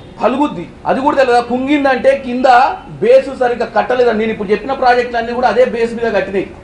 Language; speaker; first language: Telugu; native; Telugu